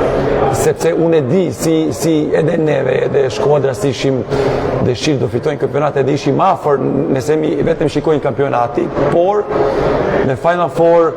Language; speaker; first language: Albanian; non-native, learner; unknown